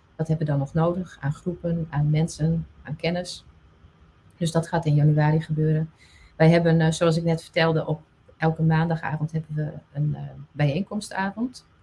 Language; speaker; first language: Dutch; non-native, local second language; Western Frisian